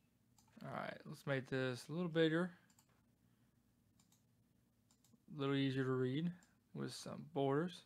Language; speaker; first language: English; native; English